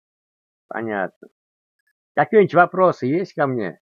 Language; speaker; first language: Russian; native; Russian